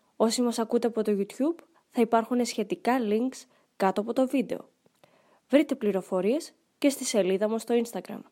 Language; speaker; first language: Greek; native; Greek